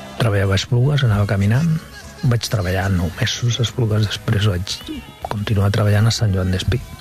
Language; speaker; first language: Catalan; non-native, local second language; Spanish